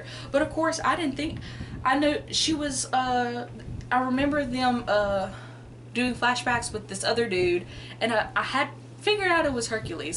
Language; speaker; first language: English; native; English